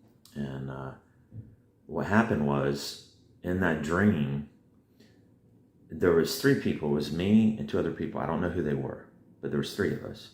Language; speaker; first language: English; native; English